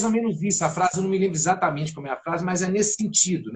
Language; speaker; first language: Portuguese; native; Portuguese